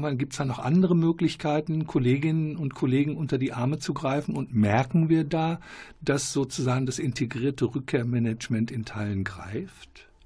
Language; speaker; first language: German; native; German